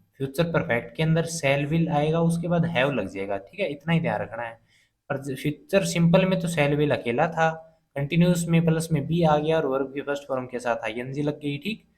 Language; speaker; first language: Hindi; native; Hindi